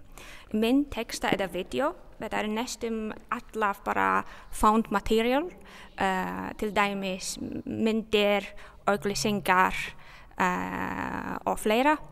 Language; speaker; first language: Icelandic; non-native, learner; Polish